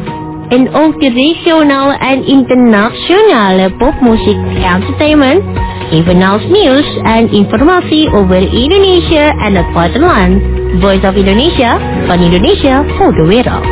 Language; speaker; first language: Dutch; non-native, learner; Indonesian